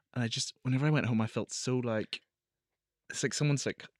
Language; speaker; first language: English; native; English